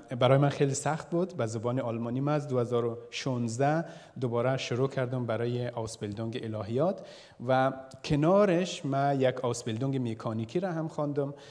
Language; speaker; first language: Persian; native; Persian